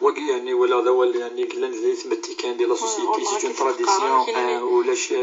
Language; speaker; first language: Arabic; non-native, local second language; Kabyle